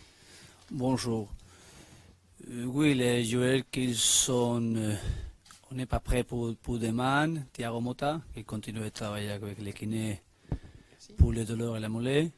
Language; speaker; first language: French; non-native, learner; Spanish